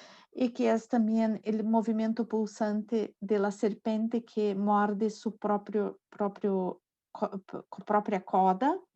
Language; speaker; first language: Spanish; non-native, learner; Portuguese